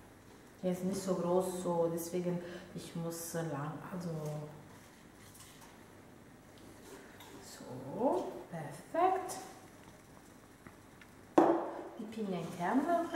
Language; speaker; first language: German; non-native, fluent; Italian